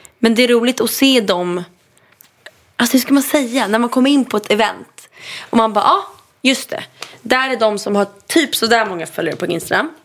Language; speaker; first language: Swedish; native; Swedish